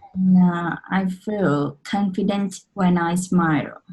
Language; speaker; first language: English; non-native, learner; Vietnamese